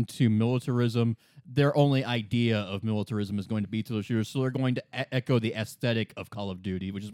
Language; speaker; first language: English; native; English